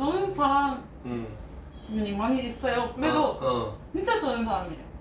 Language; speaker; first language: Korean; non-native, learner; Japanese